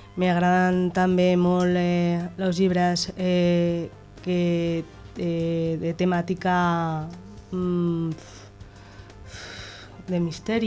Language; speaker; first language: Catalan; non-native, local second language; Spanish